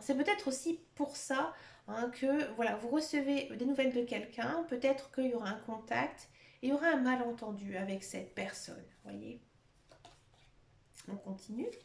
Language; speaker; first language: French; native; French